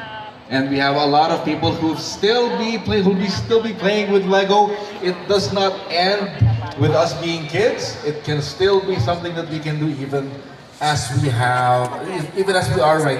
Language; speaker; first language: English; non-native, local second language; Filipino